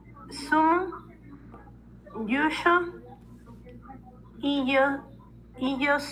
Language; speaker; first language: Japanese; non-native, learner; Spanish